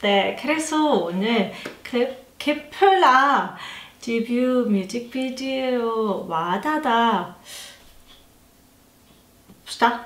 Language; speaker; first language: Korean; non-native, learner; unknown